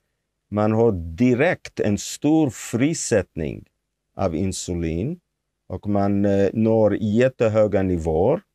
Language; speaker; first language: Swedish; non-native, fluent; Hebrew